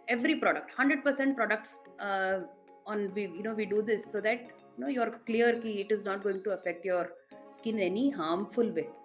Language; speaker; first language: English; non-native, local second language; Gujarati